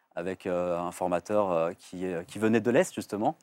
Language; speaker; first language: French; native; French